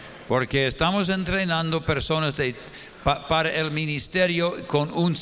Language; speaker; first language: Spanish; non-native, fluent; English